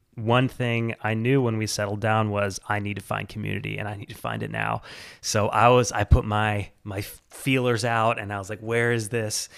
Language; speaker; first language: English; native; English